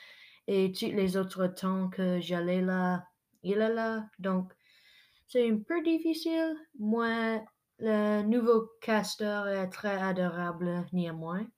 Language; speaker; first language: French; non-native, local second language; English